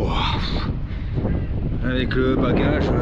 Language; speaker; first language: French; native; French